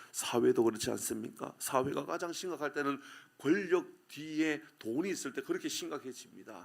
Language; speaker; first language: Korean; native; Korean